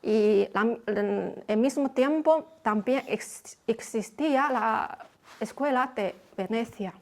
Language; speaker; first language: Spanish; non-native, fluent; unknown